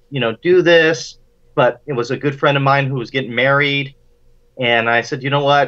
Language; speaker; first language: English; native; English